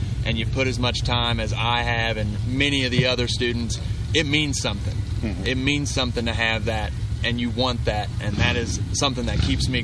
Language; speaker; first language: English; native; English